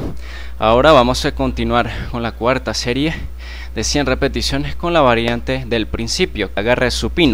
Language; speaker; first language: Spanish; native; Spanish